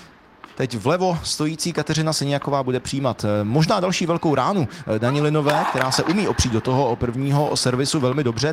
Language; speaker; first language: Czech; native; Czech